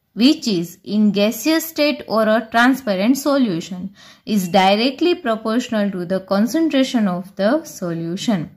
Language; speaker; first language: English; non-native, local second language; Gujarati